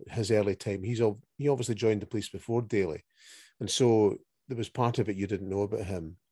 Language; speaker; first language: English; native; English